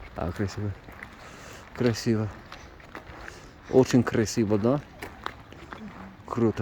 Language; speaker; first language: Russian; non-native, learner; English